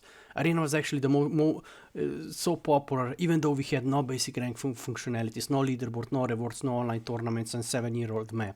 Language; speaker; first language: English; non-native, fluent; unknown